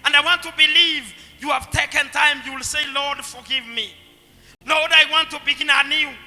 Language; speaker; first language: English; non-native, local second language; Swahili